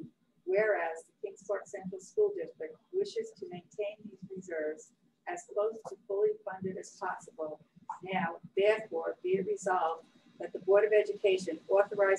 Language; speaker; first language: English; native; English